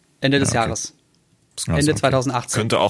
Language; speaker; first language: German; native; German